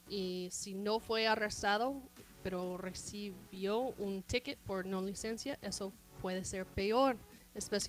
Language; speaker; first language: Spanish; non-native, fluent; English